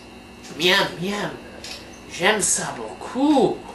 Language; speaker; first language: French; non-native, learner; English